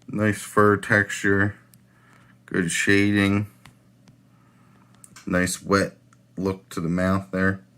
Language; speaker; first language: English; native; English